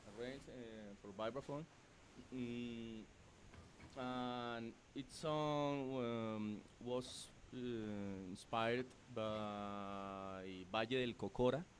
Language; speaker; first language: English; non-native, learner; Spanish